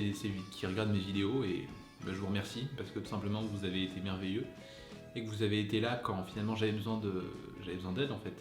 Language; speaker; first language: French; native; French